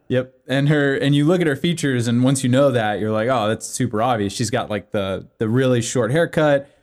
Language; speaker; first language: English; early bilingual, other home language; Korean